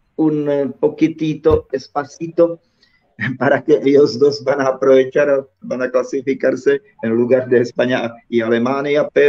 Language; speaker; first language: Spanish; non-native, fluent; Czech